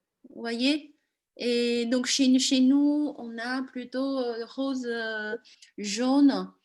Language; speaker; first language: French; non-native, fluent; Chinese